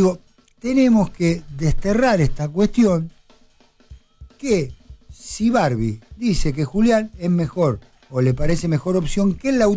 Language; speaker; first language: Spanish; native; Spanish